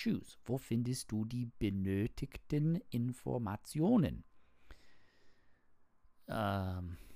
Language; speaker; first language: German; non-native, learner; English